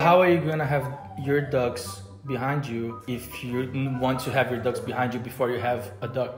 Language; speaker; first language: English; non-native, fluent; Portuguese